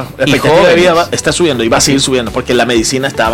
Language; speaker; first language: Spanish; native; Spanish